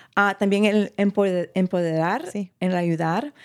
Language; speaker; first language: Spanish; native; Spanish